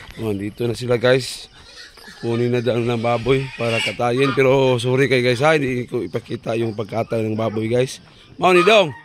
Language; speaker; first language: Filipino; non-native, local second language; Cebuano